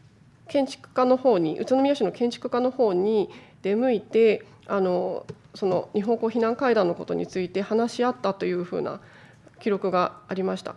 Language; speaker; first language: Japanese; native; Japanese